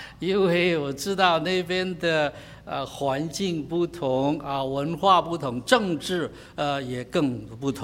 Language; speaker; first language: Chinese; native; Chinese